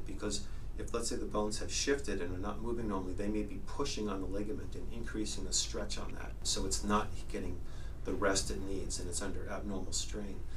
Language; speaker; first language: English; native; English